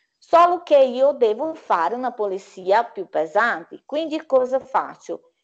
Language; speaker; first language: Italian; non-native, fluent; Portuguese